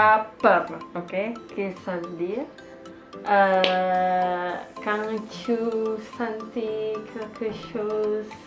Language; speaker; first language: French; non-native, learner; Indonesian